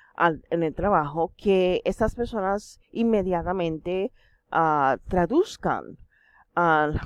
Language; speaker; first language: Spanish; non-native, fluent; English